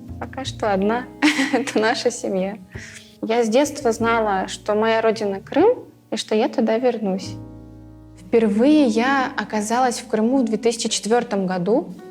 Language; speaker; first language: Russian; early bilingual, other home language; Crimean Tatar